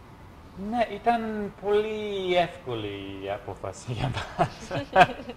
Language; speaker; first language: Greek; non-native, fluent; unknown